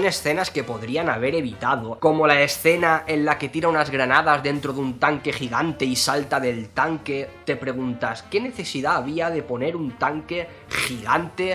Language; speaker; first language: Spanish; native; Spanish